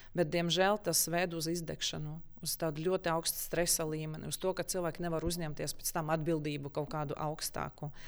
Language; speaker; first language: Latvian; non-native, local second language; Russian